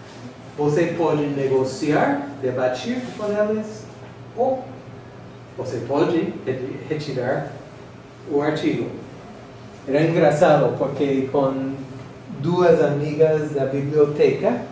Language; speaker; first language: Portuguese; non-native, fluent; English